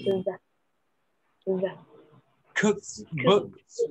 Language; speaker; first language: English; non-native, fluent; Vietnamese